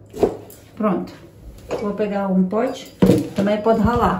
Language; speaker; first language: Portuguese; non-native, fluent; Ukrainian